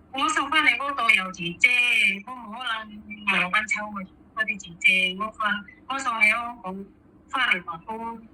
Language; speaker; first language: Cantonese; non-native, learner; Indonesian